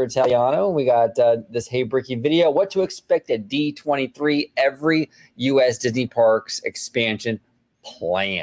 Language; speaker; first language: English; native; English